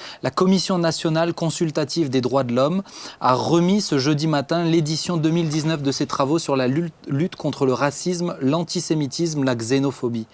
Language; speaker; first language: French; native; French